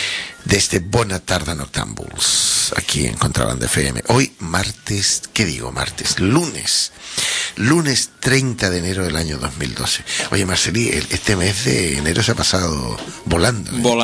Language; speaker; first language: Spanish; native; Spanish